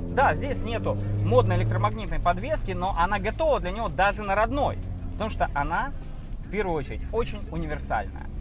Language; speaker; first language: Russian; native; Russian